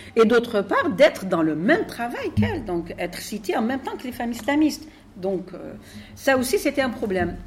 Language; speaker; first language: French; non-native, local second language; Arabic